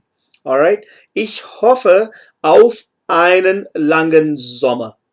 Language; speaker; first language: German; non-native, fluent; Hindi